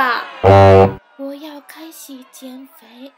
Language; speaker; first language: Chinese; non-native, learner; Japanese